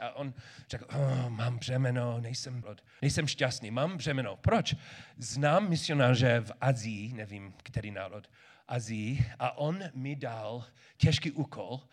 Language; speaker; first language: Czech; non-native, learner; English